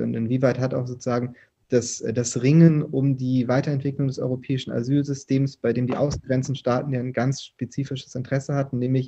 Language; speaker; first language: German; native; German